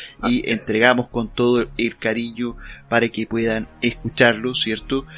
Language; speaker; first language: Spanish; native; Spanish